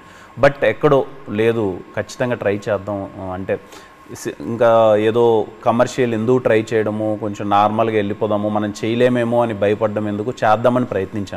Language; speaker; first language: Telugu; native; Telugu